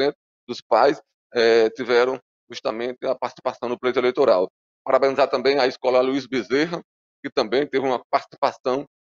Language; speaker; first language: Portuguese; native; Portuguese